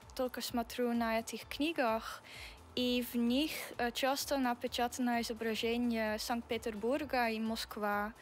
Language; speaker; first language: Russian; non-native, learner; Dutch